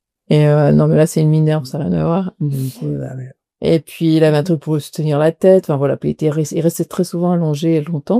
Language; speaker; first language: French; native; French